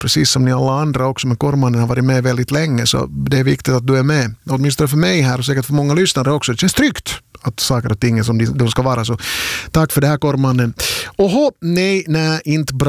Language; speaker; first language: Swedish; native; Swedish